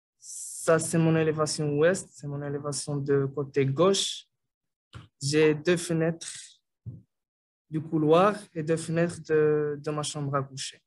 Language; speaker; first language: French; non-native, local second language; Arabic